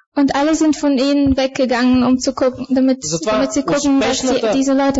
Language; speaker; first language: German; non-native, fluent; Bulgarian